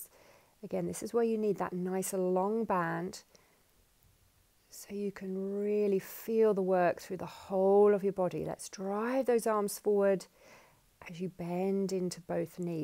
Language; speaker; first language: English; native; English